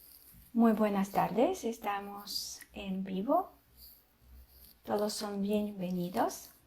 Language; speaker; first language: Spanish; non-native, fluent; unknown